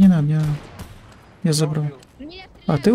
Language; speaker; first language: Russian; native; Russian